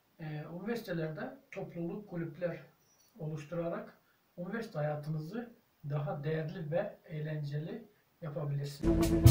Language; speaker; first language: Turkish; early bilingual, heritage; Turkish